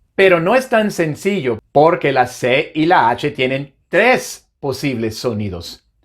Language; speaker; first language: Spanish; non-native, fluent; English